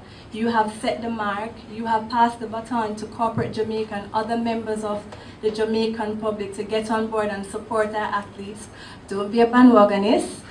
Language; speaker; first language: English; non-native, local second language; Jamaican Creole English